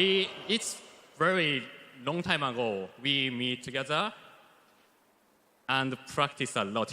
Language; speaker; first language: English; non-native, learner; Japanese